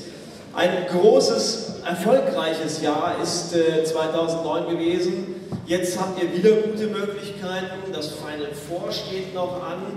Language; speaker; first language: German; native; German